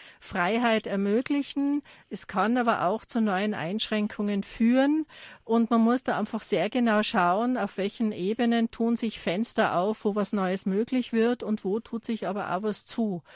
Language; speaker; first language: German; native; German